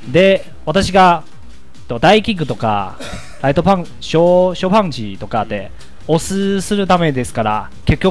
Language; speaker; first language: Japanese; non-native, learner; Chinese